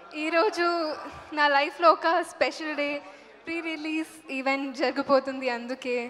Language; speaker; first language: Telugu; non-native, learner; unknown